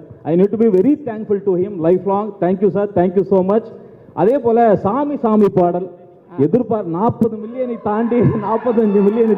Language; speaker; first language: Tamil; native; Tamil